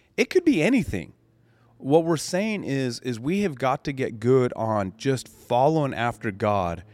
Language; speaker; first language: English; native; English